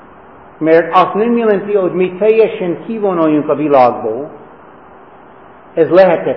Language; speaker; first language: Hungarian; non-native, fluent; English